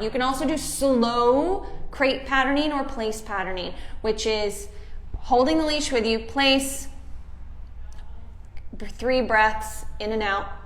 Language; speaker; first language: English; native; English